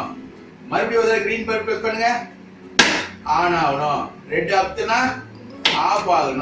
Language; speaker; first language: Tamil; native; Tamil